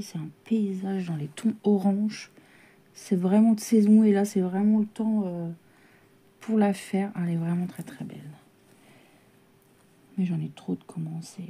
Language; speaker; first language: French; native; French